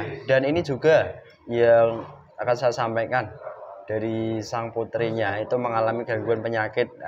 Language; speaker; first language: Indonesian; native; Indonesian